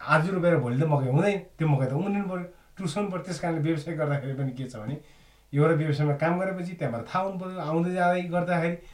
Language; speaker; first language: Nepali; native; Nepali